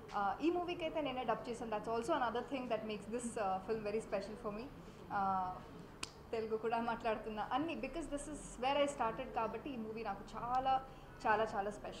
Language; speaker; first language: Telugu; non-native, learner; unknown